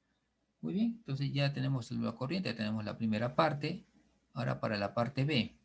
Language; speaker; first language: Spanish; native; Spanish